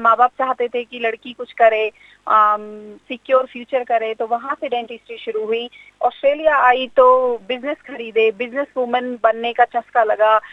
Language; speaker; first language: Hindi; native; Hindi